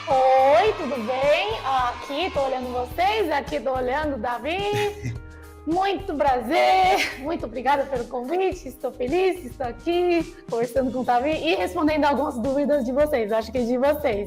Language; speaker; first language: Portuguese; non-native, fluent; Chinese